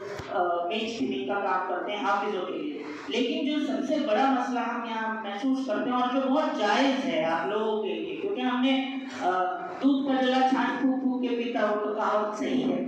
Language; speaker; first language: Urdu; non-native, local second language; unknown